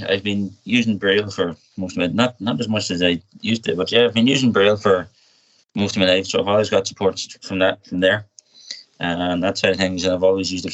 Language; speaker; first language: English; native; English